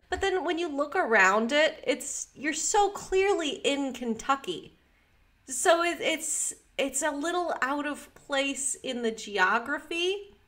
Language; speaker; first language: English; native; English